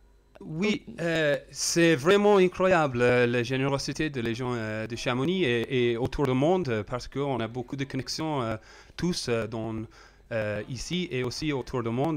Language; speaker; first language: French; non-native, learner; English